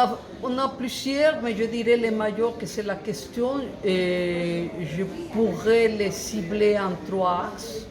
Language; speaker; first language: French; non-native, fluent; Spanish